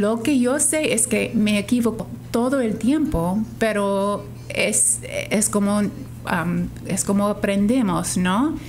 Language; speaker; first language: Spanish; non-native, fluent; English